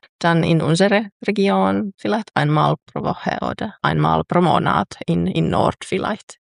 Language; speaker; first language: German; non-native, learner; Finnish